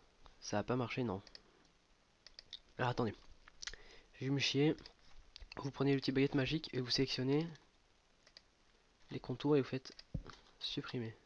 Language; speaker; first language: French; native; French